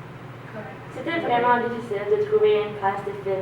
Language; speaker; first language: French; non-native, learner; English